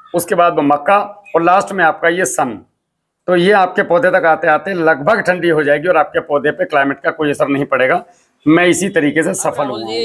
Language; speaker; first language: Hindi; native; Hindi